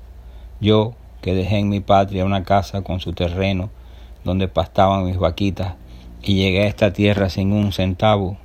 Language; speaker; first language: Spanish; native; Spanish